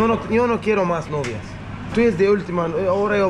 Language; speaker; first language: Spanish; non-native, learner; Swedish